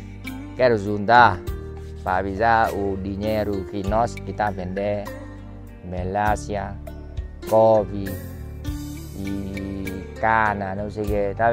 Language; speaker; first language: Portuguese; non-native, learner; Vietnamese